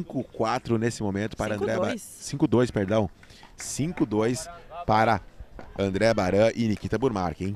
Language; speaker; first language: Portuguese; native; Portuguese